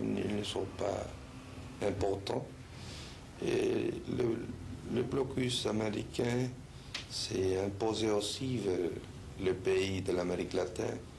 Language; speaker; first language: French; non-native, learner; Spanish